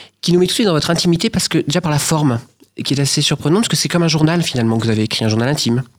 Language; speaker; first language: French; native; French